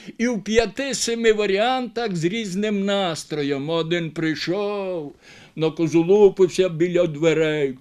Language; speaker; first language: Ukrainian; native; Ukrainian